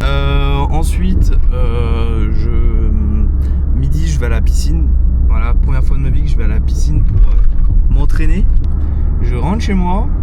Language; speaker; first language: French; native; French